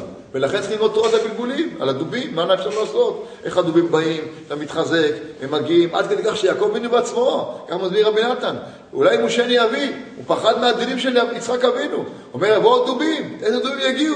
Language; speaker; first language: Hebrew; native; Hebrew